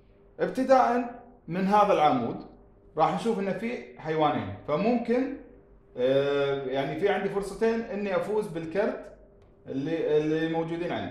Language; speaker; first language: Arabic; native; Arabic